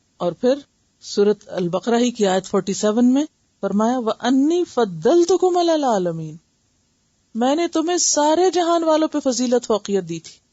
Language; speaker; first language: Urdu; native; Urdu